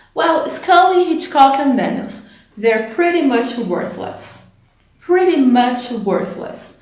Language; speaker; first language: English; non-native, fluent; Portuguese